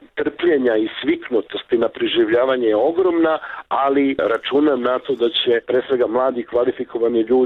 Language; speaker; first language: Serbian; native; Serbian